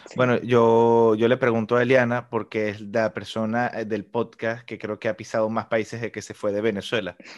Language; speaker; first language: Spanish; native; Spanish